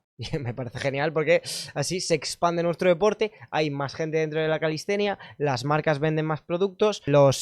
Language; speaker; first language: Spanish; native; Spanish